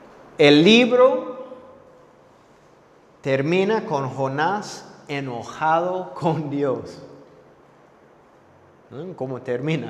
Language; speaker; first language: Spanish; non-native, fluent; English